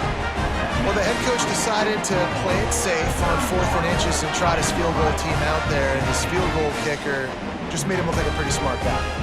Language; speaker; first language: English; native; English